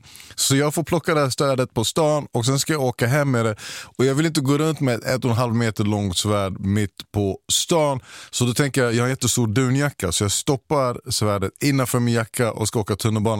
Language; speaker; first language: Swedish; native; Swedish